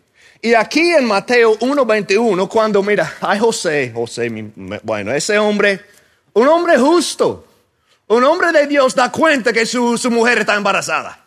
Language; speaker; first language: Spanish; non-native, fluent; English